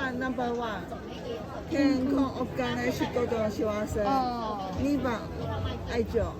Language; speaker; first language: Japanese; non-native, learner; Chinese